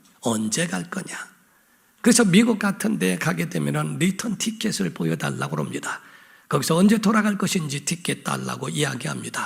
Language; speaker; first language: Korean; native; Korean